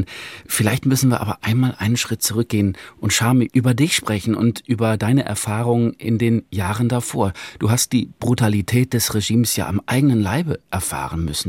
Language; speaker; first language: German; native; German